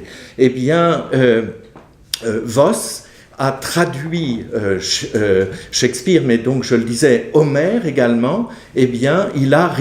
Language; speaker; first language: French; native; French